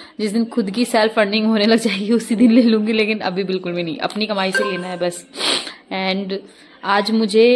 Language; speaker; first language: Hindi; non-native, local second language; Rajasthani